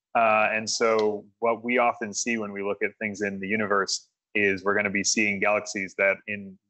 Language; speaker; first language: English; native; English